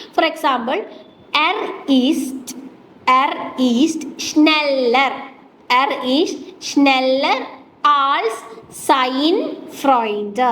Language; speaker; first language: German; non-native, fluent; Malayalam